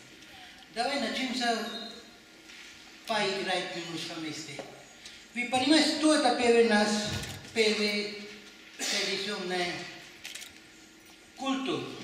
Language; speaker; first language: Russian; non-native, learner; Hindi